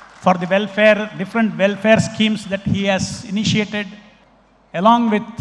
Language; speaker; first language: English; non-native, local second language; Telugu